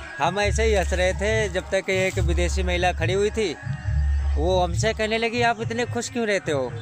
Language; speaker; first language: Hindi; native; Hindi